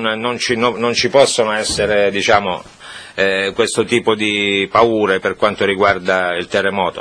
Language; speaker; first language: Italian; native; Italian